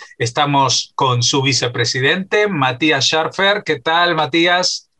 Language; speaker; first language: Spanish; native; Spanish